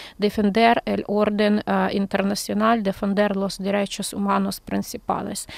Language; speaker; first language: Spanish; non-native, learner; Ukrainian